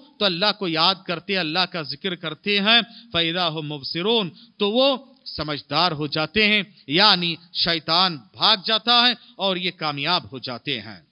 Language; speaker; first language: Urdu; native; Urdu